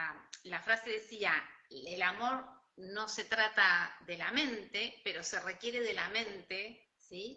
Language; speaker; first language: Spanish; native; Spanish